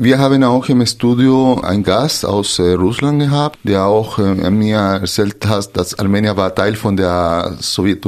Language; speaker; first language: German; non-native, fluent; Spanish